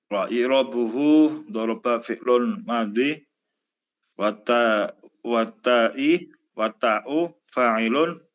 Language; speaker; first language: Arabic; non-native, learner; Indonesian